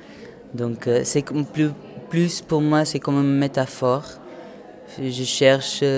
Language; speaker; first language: French; non-native, fluent; Portuguese